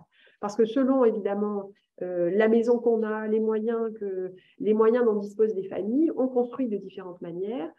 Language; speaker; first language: French; native; French